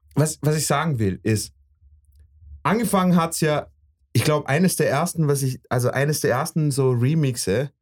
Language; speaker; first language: German; early bilingual, other home language; Bosnian